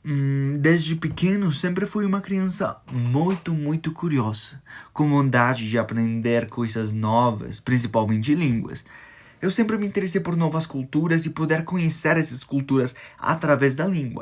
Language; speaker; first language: Portuguese; non-native, fluent; Spanish